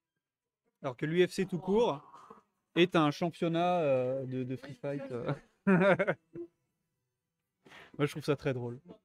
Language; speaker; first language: French; native; French